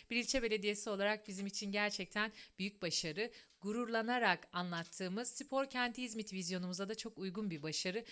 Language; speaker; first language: Turkish; native; Turkish